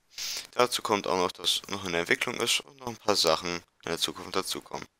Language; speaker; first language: German; native; German